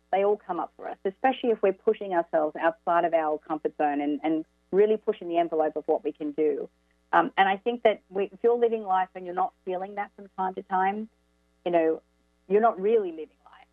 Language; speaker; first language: English; native; English